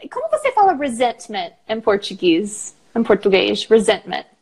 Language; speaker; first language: Portuguese; non-native, fluent; English